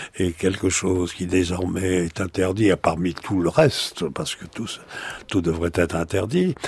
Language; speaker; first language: French; native; French